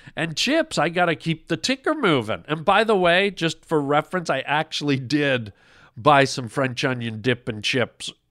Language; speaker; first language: English; native; English